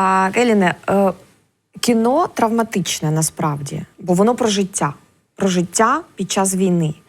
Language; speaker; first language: Ukrainian; native; Ukrainian